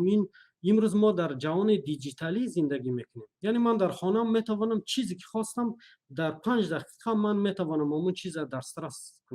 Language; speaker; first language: Persian; non-native, local second language; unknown